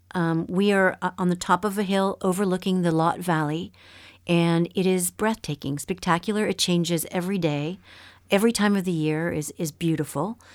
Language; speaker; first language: English; native; English